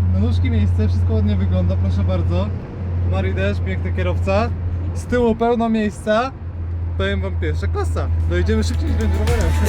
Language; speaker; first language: Polish; native; Polish